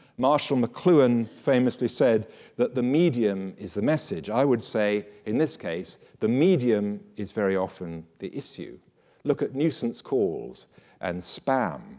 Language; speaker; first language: English; native; English